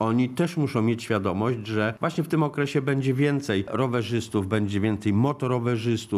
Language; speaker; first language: Polish; native; Polish